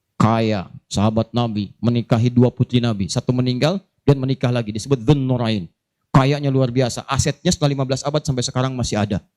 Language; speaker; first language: Indonesian; native; Indonesian